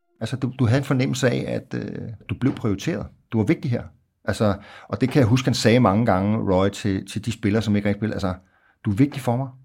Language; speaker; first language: Danish; native; Danish